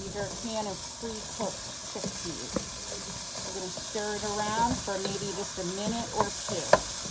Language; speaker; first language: English; native; English